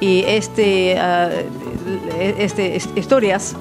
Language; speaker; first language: Spanish; early bilingual, heritage; English